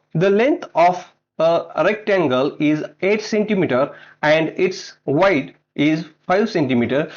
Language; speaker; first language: English; non-native, local second language; Marathi